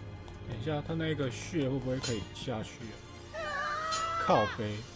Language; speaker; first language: Chinese; native; Chinese